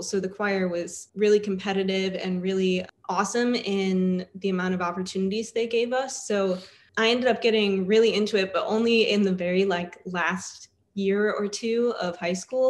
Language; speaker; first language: English; native; English